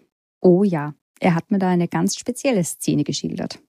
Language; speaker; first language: German; native; German